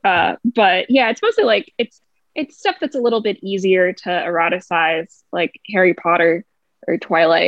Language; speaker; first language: English; native; English